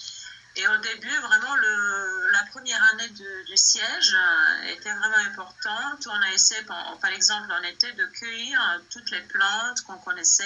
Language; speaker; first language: French; non-native, fluent; Bosnian